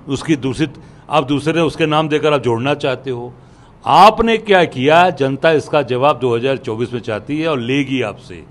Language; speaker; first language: Hindi; native; Hindi